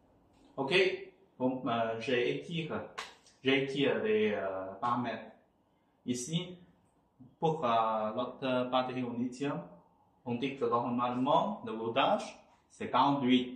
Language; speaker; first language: French; non-native, fluent; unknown